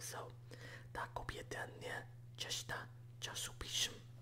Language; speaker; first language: Polish; non-native, learner; English